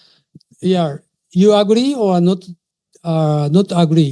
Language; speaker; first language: English; non-native, fluent; Japanese